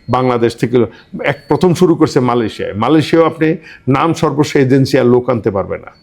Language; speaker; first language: Bangla; native; Bangla